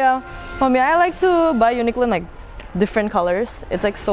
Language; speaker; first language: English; non-native, local second language; Indonesian